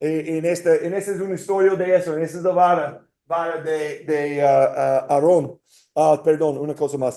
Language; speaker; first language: Spanish; non-native, fluent; English